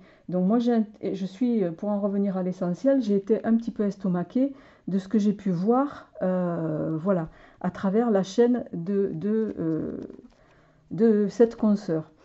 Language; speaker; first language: French; native; French